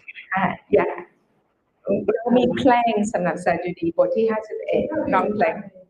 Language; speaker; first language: Thai; non-native, fluent; English